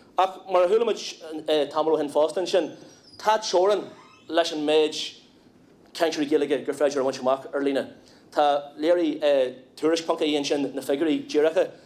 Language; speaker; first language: Irish; non-native, local second language; English